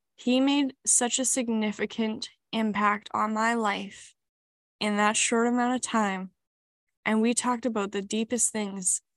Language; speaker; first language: English; native; English